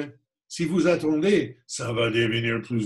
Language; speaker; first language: French; non-native, fluent; English